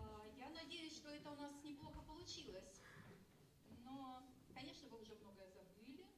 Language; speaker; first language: Russian; native; Russian